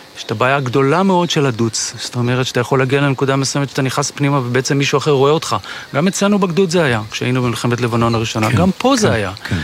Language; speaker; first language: Hebrew; native; Hebrew